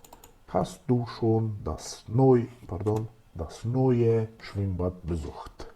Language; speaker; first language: German; non-native, fluent; Macedonian